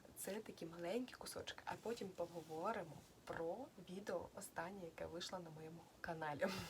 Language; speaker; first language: Ukrainian; non-native, local second language; Russian